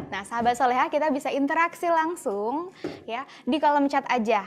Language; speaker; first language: Indonesian; native; Indonesian